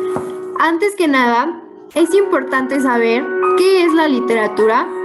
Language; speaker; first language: Spanish; native; Spanish